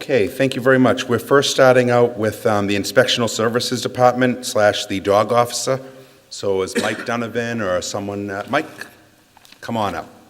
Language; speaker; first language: English; native; English